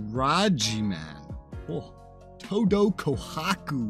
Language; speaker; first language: English; native; English